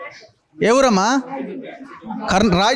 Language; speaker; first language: Telugu; native; Telugu